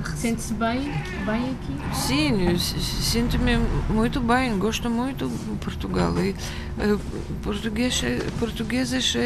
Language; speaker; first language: Portuguese; non-native, learner; Russian